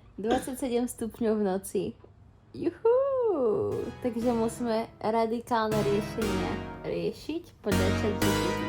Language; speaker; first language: Slovak; native; Slovak